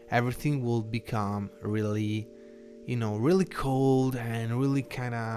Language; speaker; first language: English; non-native, fluent; Italian